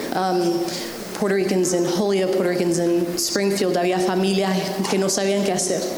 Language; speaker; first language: Spanish; early bilingual, other home language; English